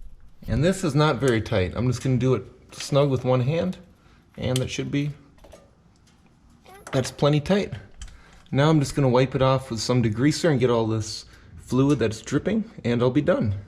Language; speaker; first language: English; native; English